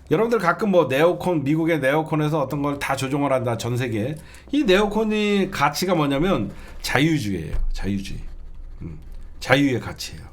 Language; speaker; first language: Korean; native; Korean